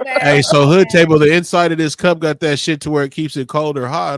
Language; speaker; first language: English; native; English